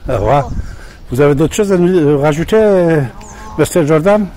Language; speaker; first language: French; non-native, fluent; Persian